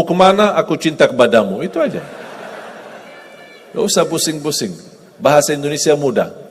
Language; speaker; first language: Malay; non-native, fluent; Arabic